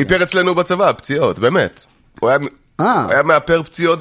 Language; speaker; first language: Hebrew; native; Hebrew